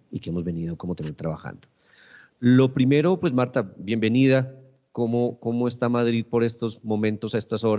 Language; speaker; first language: Spanish; native; Spanish